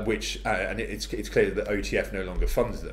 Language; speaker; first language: English; native; English